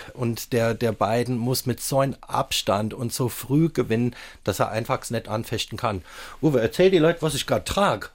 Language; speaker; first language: German; non-native, fluent; English